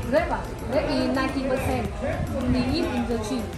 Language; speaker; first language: English; non-native, learner; Vietnamese